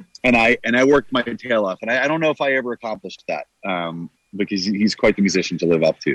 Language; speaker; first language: English; native; English